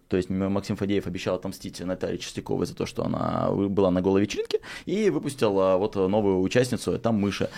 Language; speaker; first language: Russian; native; Russian